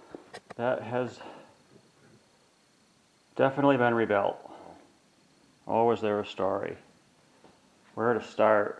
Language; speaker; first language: English; native; English